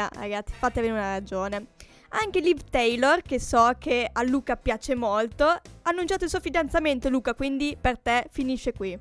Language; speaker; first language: Italian; native; Italian